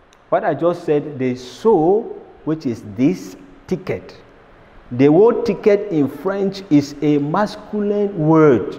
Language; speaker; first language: English; non-native, local second language; Hausa